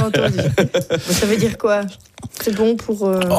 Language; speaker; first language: French; native; French